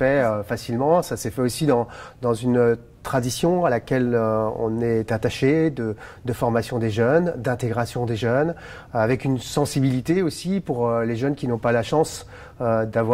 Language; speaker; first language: French; native; French